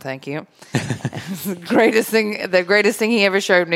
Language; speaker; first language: English; native; English